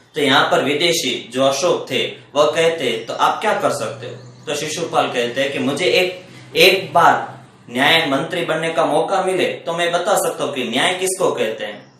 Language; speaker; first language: Hindi; non-native, local second language; Gujarati